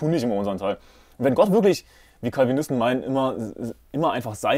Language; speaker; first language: German; native; German